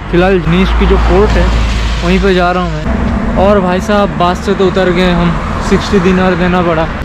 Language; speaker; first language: Hindi; non-native, local second language; Bangla